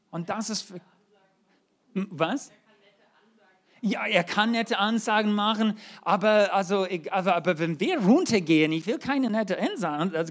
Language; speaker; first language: German; non-native, fluent; English